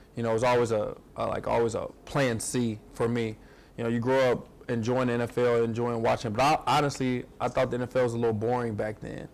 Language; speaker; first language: English; native; English